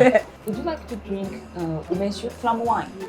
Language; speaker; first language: English; non-native, learner; Japanese